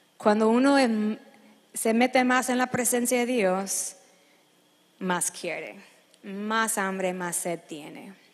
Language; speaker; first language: Spanish; non-native, fluent; English